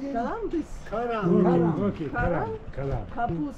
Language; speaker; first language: Russian; native; Russian